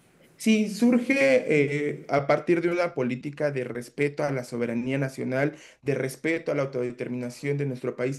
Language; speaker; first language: Spanish; native; Spanish